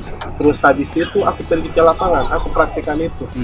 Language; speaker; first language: Indonesian; non-native, fluent; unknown